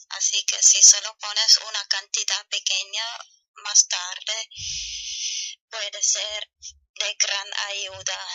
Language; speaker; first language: Spanish; non-native, fluent; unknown